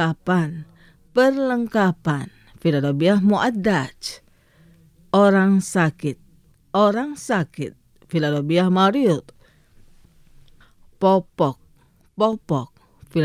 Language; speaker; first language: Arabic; non-native, fluent; Indonesian